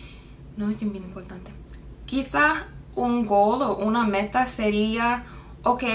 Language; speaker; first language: Spanish; non-native, fluent; English